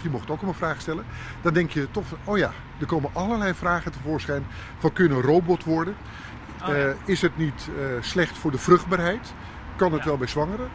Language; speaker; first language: Dutch; native; Dutch